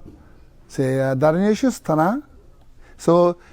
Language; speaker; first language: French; non-native, learner; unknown